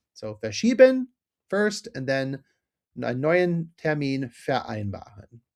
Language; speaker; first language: German; non-native, fluent; English